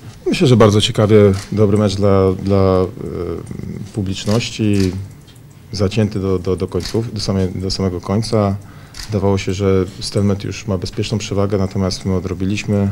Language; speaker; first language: Polish; native; Polish